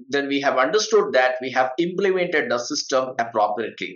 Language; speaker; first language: English; non-native, local second language; Malayalam